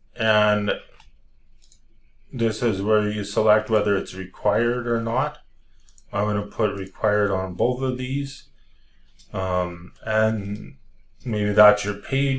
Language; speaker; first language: English; native; English